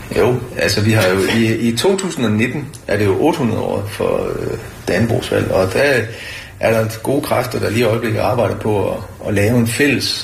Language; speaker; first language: Danish; native; Danish